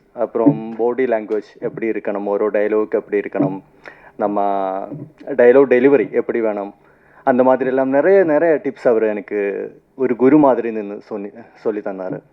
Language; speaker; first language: Tamil; non-native, fluent; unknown